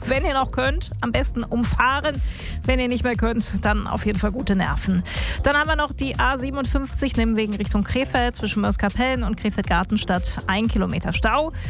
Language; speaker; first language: German; native; German